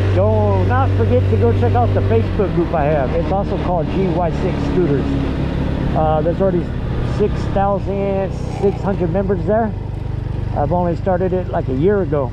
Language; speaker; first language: English; native; English